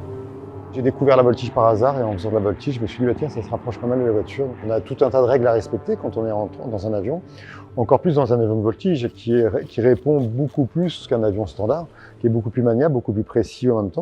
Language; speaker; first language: French; native; French